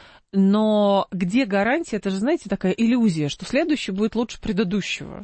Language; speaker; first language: Russian; native; Russian